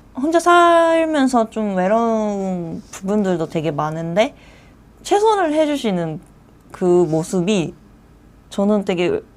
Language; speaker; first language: Korean; non-native, fluent; Japanese